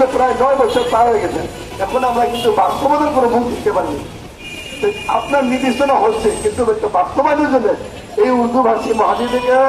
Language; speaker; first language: Bangla; non-native, local second language; Urdu